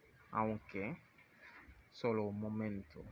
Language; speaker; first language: Spanish; non-native, fluent; English